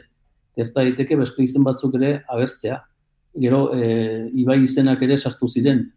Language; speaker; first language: Basque; native; Basque